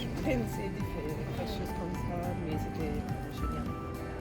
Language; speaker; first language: French; non-native, fluent; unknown